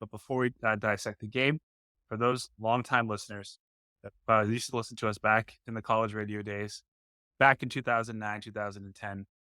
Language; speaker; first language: English; native; English